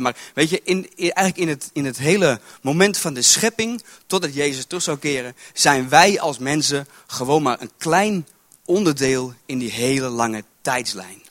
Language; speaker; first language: Dutch; native; Dutch